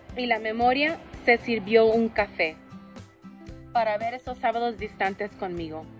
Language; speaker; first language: Spanish; early bilingual, heritage; Spanish